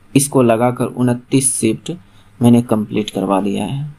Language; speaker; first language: Hindi; non-native, local second language; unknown